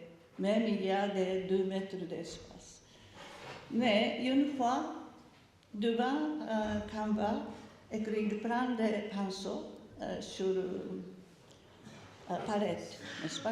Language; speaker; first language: French; non-native, learner; Japanese